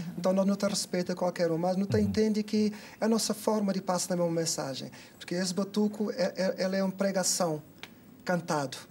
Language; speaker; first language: Portuguese; non-native, local second language; Kabuverdianu